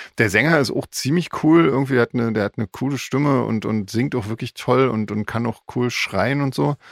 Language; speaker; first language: German; native; German